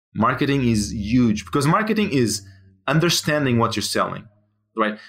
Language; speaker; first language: English; non-native, fluent; Portuguese